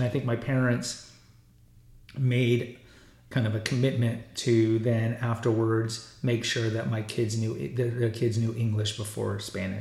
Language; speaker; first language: English; native; English